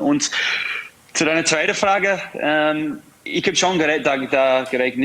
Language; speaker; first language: German; non-native, fluent; English